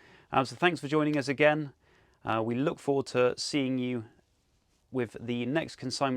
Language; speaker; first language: English; native; English